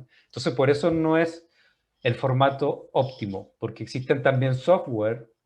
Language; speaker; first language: Spanish; native; Spanish